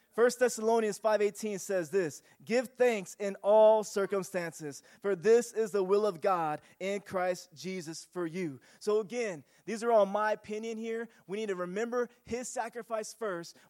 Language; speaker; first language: English; native; English